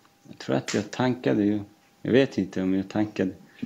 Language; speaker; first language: Swedish; non-native, fluent; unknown